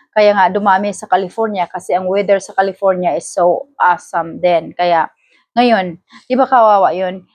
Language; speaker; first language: Filipino; non-native, local second language; Cebuano